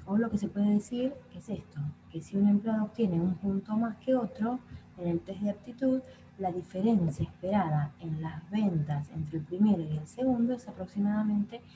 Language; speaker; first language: Spanish; native; Spanish